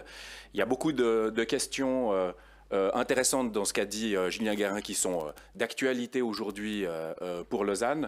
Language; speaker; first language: French; native; French